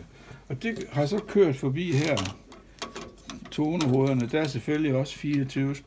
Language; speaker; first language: Danish; native; Danish